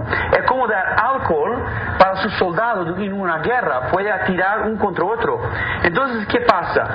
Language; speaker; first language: Spanish; non-native, fluent; Portuguese